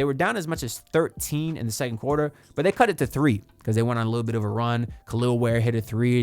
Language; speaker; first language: English; native; English